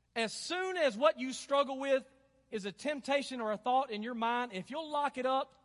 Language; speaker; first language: English; native; English